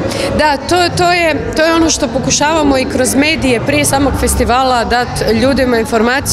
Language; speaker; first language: Croatian; native; Croatian